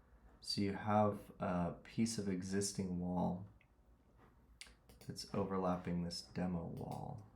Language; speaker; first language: English; native; English